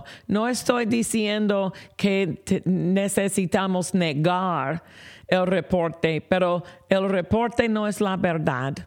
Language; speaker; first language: Spanish; non-native, fluent; English